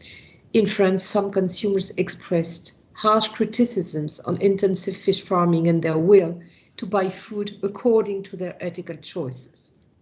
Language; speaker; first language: English; non-native, fluent; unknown